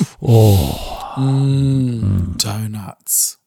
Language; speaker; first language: English; native; English